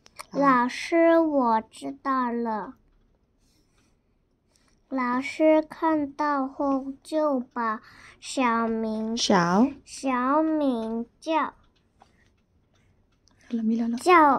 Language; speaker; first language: Chinese; non-native, learner; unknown